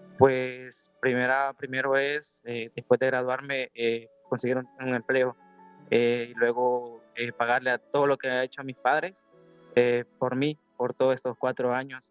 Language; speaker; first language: Spanish; native; Spanish